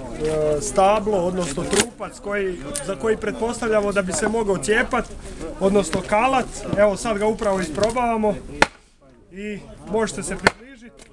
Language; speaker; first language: Croatian; native; Croatian